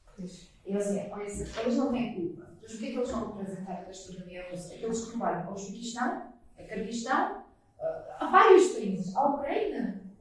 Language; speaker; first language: Portuguese; non-native, fluent; Russian